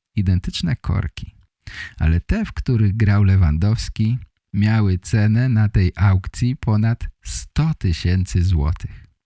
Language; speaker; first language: Polish; native; Polish